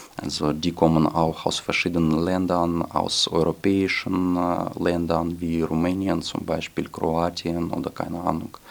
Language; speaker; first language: German; non-native, fluent; Russian